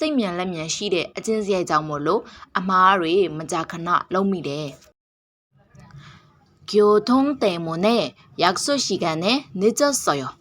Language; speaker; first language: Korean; non-native, fluent; Burmese